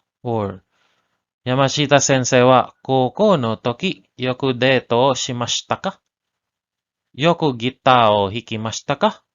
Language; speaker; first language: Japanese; non-native, learner; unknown